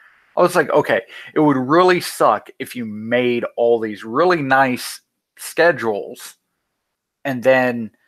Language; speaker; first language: English; native; English